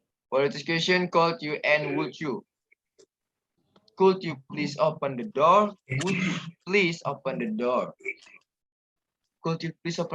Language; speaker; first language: English; non-native, learner; Indonesian